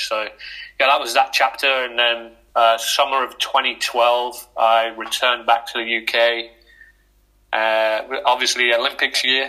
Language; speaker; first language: English; native; English